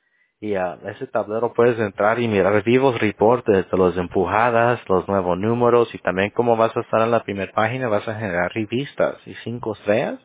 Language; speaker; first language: Spanish; early bilingual, heritage; Spanish